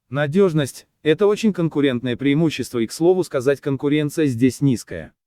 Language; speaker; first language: Russian; native; Russian